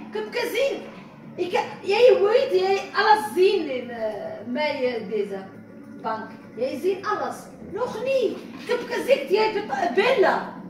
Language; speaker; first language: Dutch; non-native, learner; Arabic